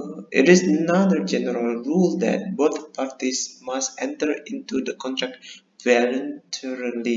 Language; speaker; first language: English; non-native, fluent; Indonesian